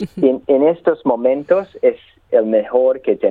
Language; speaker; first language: Spanish; non-native, learner; English